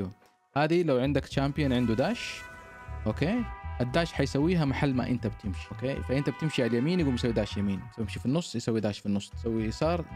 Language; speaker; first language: Arabic; native; Arabic